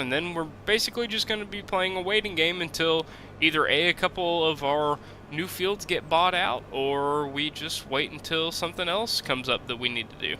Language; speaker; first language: English; native; English